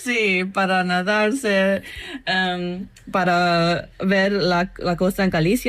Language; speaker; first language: Spanish; non-native, learner; English